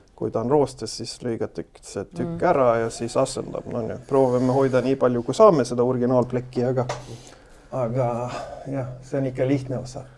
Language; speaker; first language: Estonian; non-native, fluent; Swedish